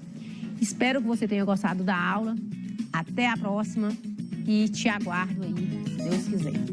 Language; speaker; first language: Portuguese; native; Portuguese